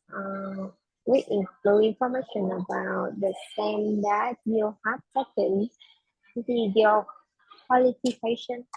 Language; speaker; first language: English; non-native, learner; Vietnamese